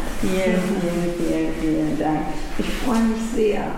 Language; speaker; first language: German; non-native, fluent; Dutch